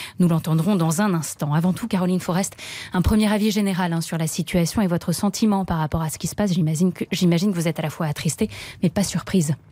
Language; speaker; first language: French; native; French